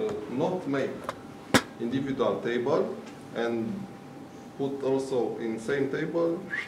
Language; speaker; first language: English; non-native, learner; Romanian